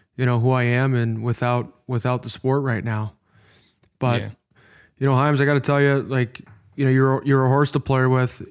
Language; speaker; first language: English; native; English